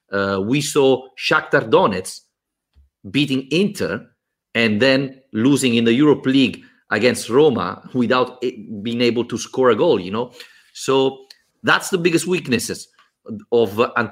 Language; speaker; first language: English; non-native, fluent; Italian